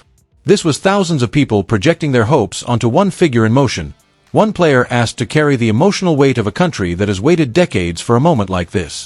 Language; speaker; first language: English; native; English